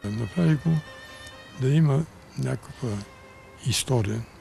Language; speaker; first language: Bulgarian; early bilingual, heritage; Bulgarian